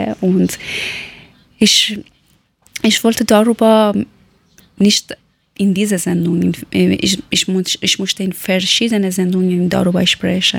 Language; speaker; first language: German; non-native, learner; Persian